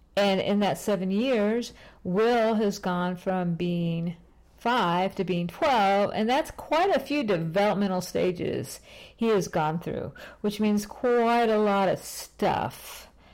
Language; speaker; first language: English; native; English